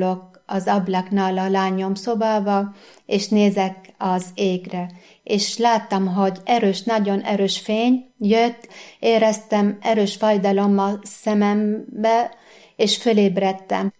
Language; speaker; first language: Hungarian; non-native, fluent; Arabic